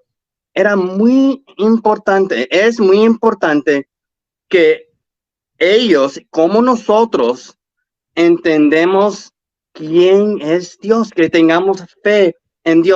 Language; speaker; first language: Spanish; early bilingual, heritage; English